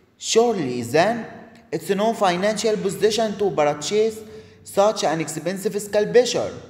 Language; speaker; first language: English; non-native, learner; Arabic